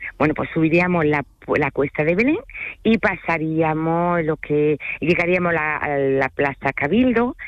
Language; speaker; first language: Spanish; non-native, fluent; French